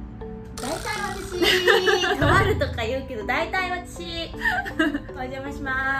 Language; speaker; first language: Japanese; native; Japanese